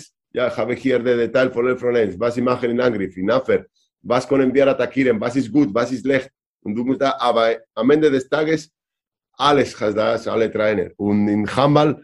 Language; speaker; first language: German; non-native, learner; Spanish